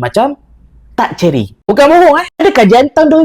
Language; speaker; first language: Malay; native; Malay